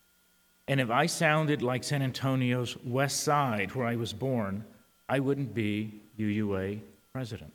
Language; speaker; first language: English; early bilingual, other home language; Spanish